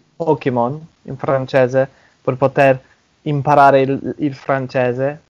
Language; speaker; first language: Italian; non-native, fluent; English